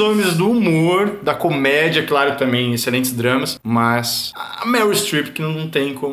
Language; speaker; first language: Portuguese; native; Portuguese